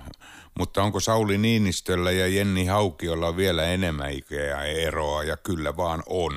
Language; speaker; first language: Finnish; native; Finnish